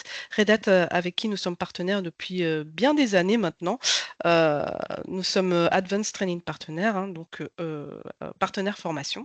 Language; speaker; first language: French; native; French